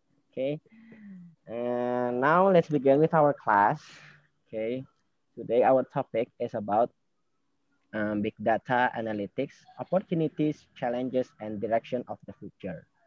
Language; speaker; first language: English; non-native, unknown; Indonesian